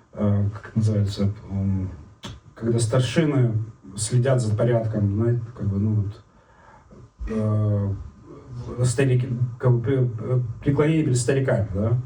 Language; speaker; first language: Russian; native; Russian